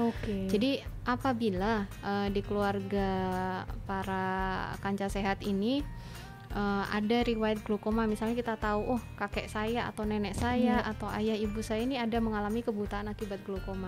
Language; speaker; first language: Indonesian; native; Indonesian